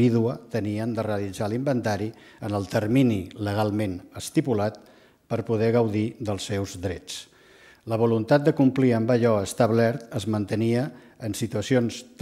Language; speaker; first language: Catalan; native; Catalan